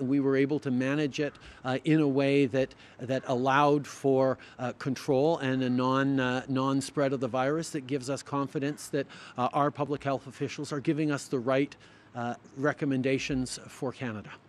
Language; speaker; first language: English; native; English